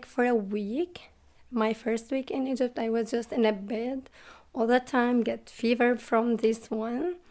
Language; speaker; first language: English; non-native, learner; Arabic